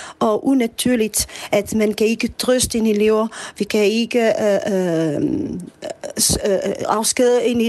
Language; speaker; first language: Danish; non-native, fluent; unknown